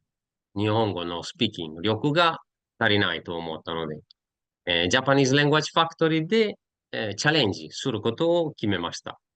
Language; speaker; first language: Japanese; non-native, learner; Italian